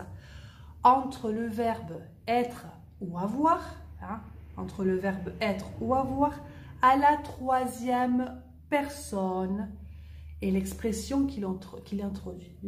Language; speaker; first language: French; native; French